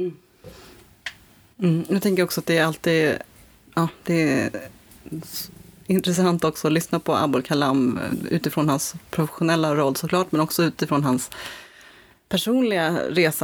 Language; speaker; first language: Swedish; native; Swedish